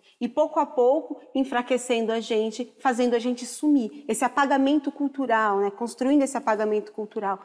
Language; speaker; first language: Portuguese; native; Portuguese